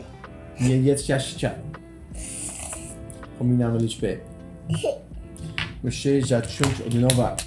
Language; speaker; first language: Polish; non-native, learner; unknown